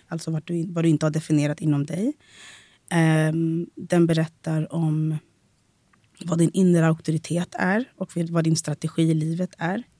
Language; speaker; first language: Swedish; native; Swedish